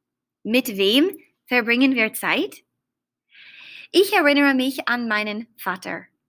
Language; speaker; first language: German; non-native, fluent; English